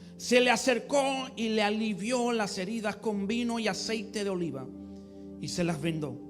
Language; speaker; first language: Spanish; early bilingual, heritage; English